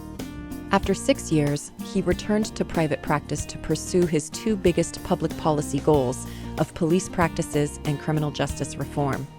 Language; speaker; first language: English; native; English